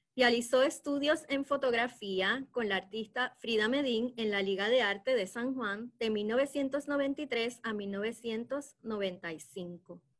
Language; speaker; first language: Spanish; native; Spanish